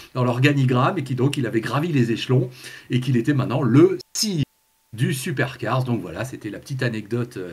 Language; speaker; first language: French; native; French